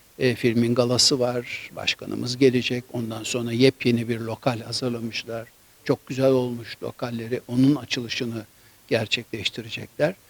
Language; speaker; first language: Turkish; native; Turkish